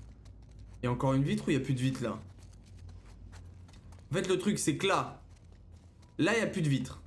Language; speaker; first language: French; native; French